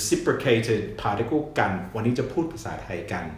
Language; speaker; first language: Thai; non-native, fluent; English